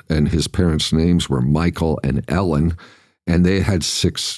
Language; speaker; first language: English; native; English